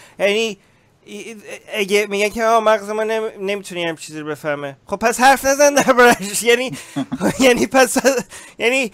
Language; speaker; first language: Persian; early bilingual, heritage; Persian